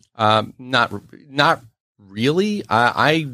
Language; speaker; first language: English; native; English